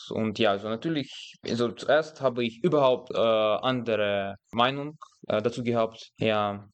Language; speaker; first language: German; non-native, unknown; Russian